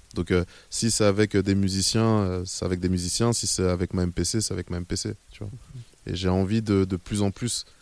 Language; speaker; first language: French; native; French